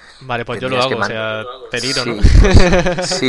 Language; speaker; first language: Spanish; native; Spanish